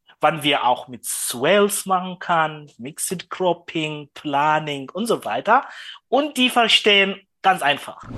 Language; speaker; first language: German; non-native, learner; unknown